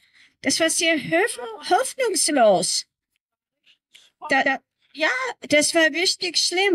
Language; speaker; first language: German; non-native, learner; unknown